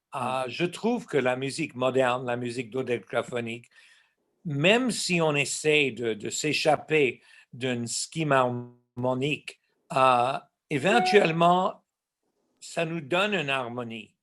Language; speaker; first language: French; non-native, local second language; English